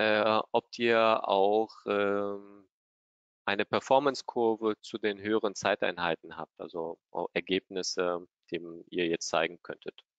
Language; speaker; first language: German; native; German